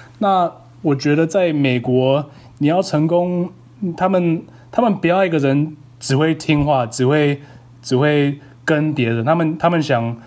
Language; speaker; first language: Chinese; early bilingual, heritage; Chinese